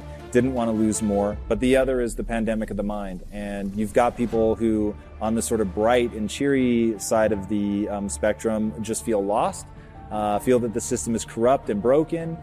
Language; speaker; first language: English; native; English